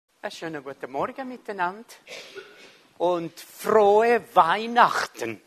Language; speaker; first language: German; non-native, fluent; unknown